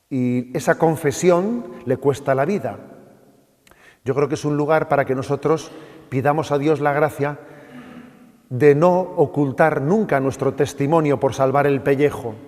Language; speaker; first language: Spanish; native; Spanish